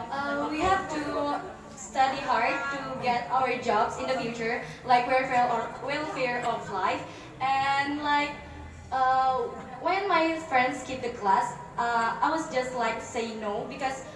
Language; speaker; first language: English; non-native, learner; Indonesian